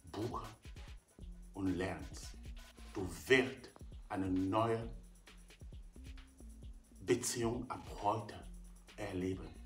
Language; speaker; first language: German; non-native, fluent; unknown